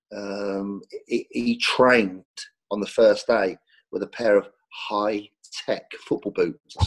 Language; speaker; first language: English; native; English